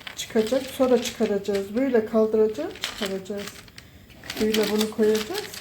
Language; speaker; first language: Turkish; early bilingual, heritage; Turkish